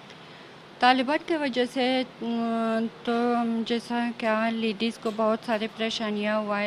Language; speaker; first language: Hindi; non-native, fluent; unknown